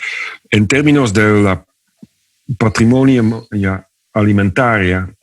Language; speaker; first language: Spanish; non-native, fluent; Dutch